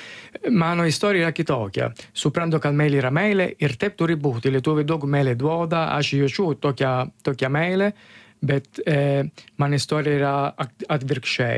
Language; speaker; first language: Lithuanian; non-native, learner; Italian